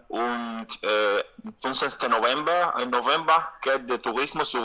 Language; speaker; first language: German; non-native, learner; Spanish